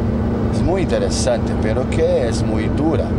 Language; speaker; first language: Spanish; non-native, learner; Portuguese